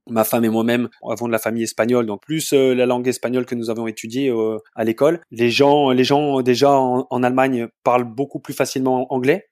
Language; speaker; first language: French; native; French